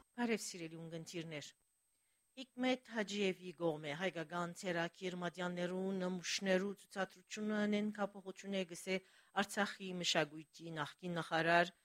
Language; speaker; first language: Armenian; early bilingual, heritage; Armenian